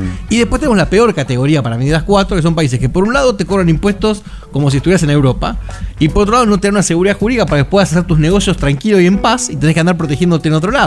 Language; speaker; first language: Spanish; native; Spanish